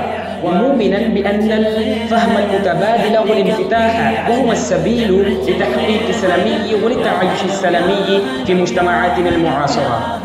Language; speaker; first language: Arabic; non-native, fluent; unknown